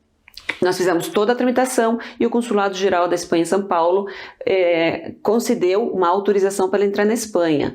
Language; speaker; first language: Portuguese; early bilingual, other home language; Spanish